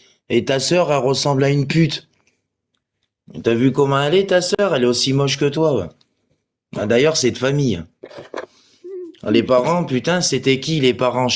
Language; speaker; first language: French; native; French